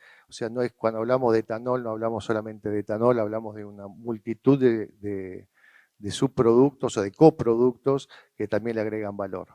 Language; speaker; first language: Spanish; native; Spanish